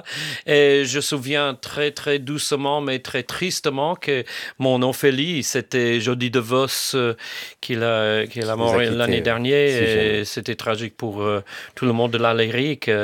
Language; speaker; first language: French; non-native, fluent; English